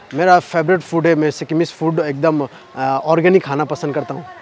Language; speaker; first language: Hindi; non-native, local second language; Nepali